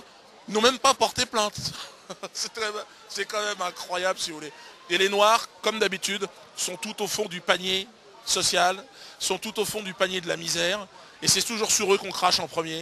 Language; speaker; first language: French; native; French